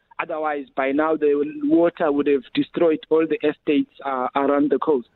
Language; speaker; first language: English; non-native, local second language; Xhosa